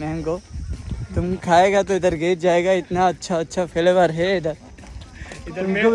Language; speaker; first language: Hindi; non-native, learner; Bangla